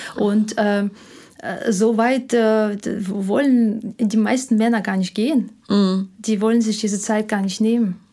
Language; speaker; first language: German; non-native, fluent; Ukrainian